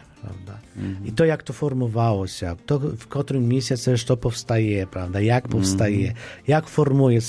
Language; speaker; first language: Polish; non-native, fluent; Ukrainian